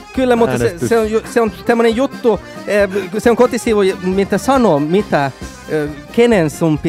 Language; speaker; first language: Finnish; non-native, learner; Swedish